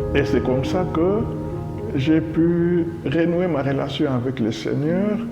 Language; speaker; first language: French; non-native, local second language; Lingala